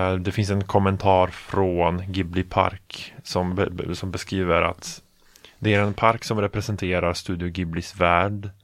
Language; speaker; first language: Swedish; non-native, fluent; Polish